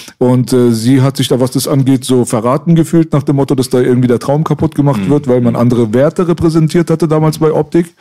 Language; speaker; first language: German; early bilingual, other home language; Persian